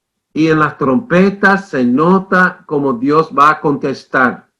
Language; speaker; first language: Spanish; non-native, fluent; English